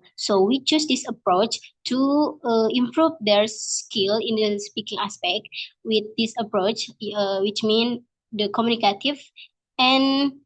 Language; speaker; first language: English; non-native, learner; Indonesian